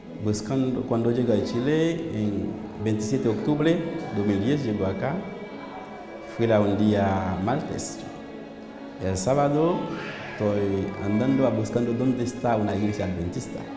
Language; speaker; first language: Spanish; non-native, learner; Haitian Creole